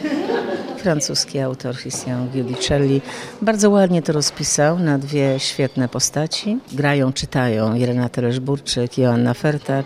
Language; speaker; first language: Polish; native; Polish